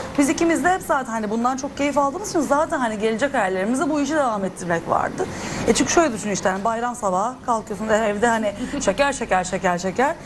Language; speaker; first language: Turkish; native; Turkish